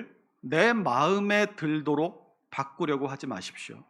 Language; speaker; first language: Korean; native; Korean